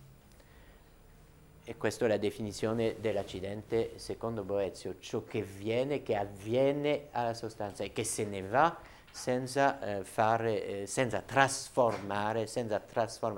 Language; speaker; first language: Italian; non-native, fluent; French